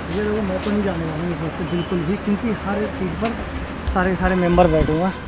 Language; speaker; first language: Hindi; native; Hindi